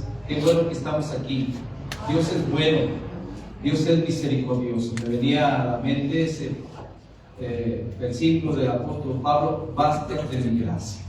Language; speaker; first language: Spanish; native; Spanish